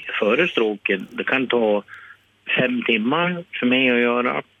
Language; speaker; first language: Swedish; native; Swedish